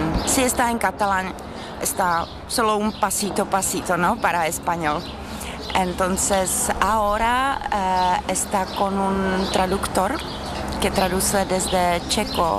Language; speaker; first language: Spanish; non-native, learner; Czech